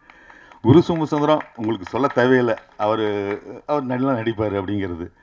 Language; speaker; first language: Tamil; native; Tamil